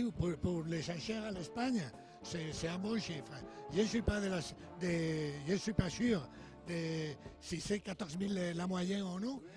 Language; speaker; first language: French; non-native, learner; Spanish